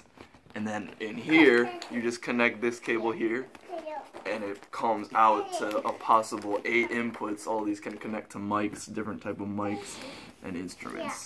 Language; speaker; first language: English; native; English